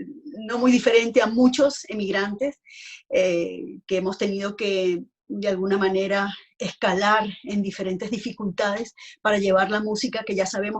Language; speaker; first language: Spanish; native; Spanish